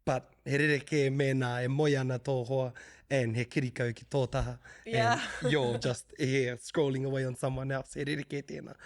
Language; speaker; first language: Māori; non-native, local second language; English